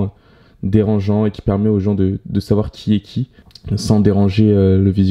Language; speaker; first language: French; native; French